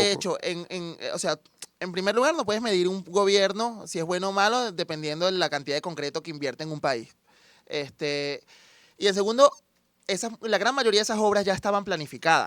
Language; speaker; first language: Spanish; native; Spanish